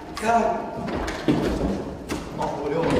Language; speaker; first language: Korean; non-native, learner; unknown